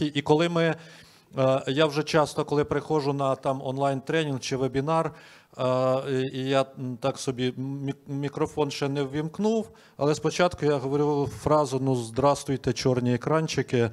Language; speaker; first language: Ukrainian; native; Ukrainian